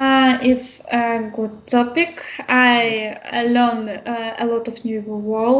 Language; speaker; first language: English; non-native, learner; Russian